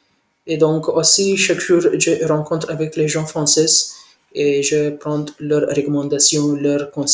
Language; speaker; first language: French; non-native, learner; Hindi